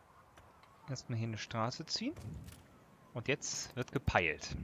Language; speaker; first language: German; native; German